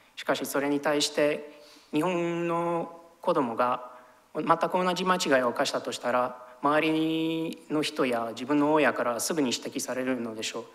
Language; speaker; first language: Japanese; non-native, fluent; Romanian